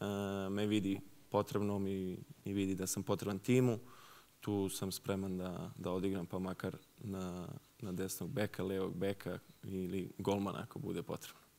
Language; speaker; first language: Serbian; early bilingual, heritage; Serbian